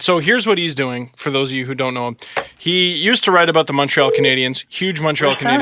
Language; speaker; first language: English; native; English